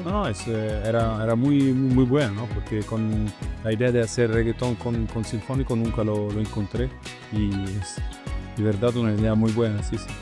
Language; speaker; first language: Spanish; non-native, learner; Italian